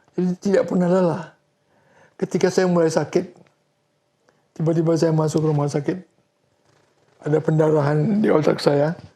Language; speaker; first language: Indonesian; non-native, local second language; Balinese